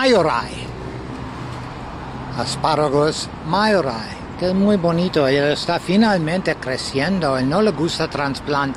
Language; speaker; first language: Spanish; non-native, learner; English